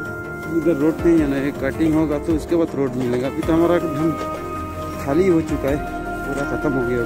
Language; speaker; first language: Hindi; non-native, local second language; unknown